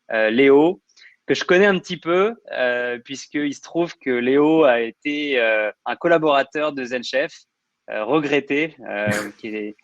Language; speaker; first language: French; native; French